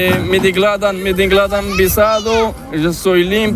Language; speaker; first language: Spanish; non-native, learner; Arabic